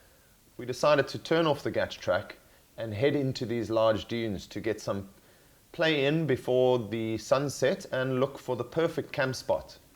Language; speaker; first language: English; native; English